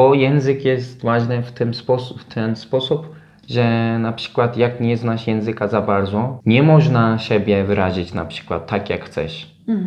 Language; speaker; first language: Polish; non-native, learner; Turkish